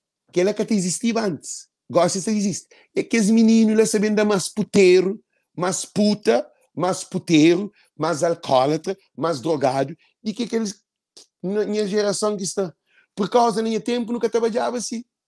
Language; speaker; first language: Portuguese; non-native, local second language; Kabuverdianu